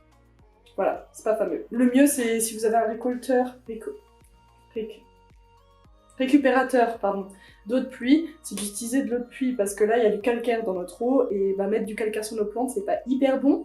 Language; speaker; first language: French; native; French